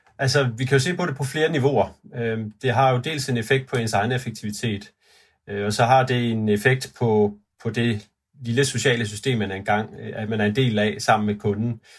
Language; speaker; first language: Danish; native; Danish